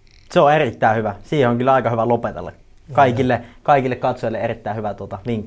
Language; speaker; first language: Finnish; native; Finnish